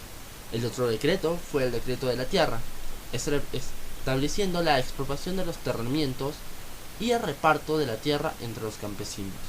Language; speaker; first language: Spanish; native; Spanish